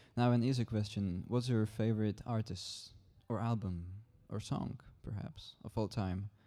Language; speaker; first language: English; non-native, fluent; Czech